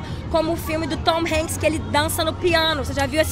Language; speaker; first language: Portuguese; native; Portuguese